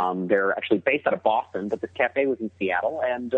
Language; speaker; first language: English; native; English